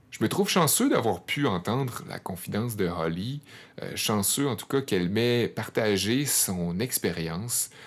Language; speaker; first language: French; native; French